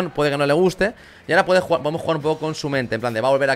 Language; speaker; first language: Spanish; native; Spanish